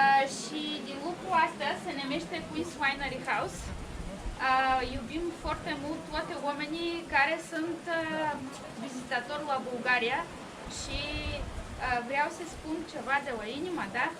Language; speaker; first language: Romanian; non-native, learner; Bulgarian